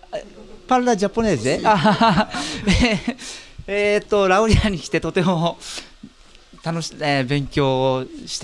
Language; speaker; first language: Italian; non-native, learner; Japanese